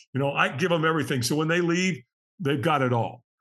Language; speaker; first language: English; native; English